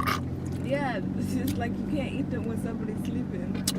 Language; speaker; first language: English; native; English